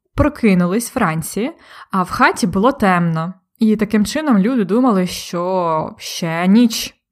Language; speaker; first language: Ukrainian; native; Ukrainian